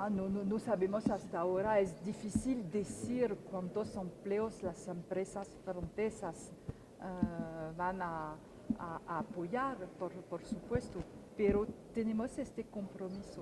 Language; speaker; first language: Spanish; non-native, fluent; French